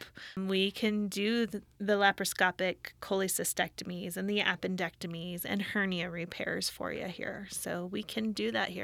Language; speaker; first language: English; native; English